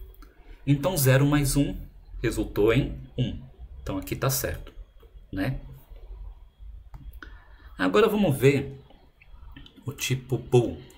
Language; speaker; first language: Portuguese; native; Portuguese